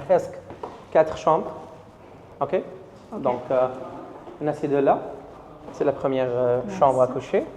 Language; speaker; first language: French; non-native, learner; Arabic